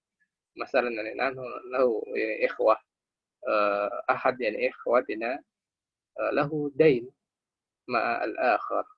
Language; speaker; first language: Arabic; non-native, fluent; Indonesian